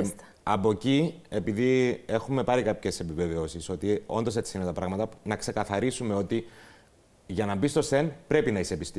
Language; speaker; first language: Greek; native; Greek